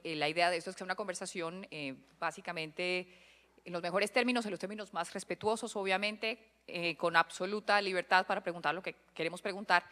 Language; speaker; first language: Spanish; native; Spanish